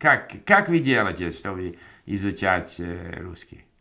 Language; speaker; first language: Russian; non-native, learner; English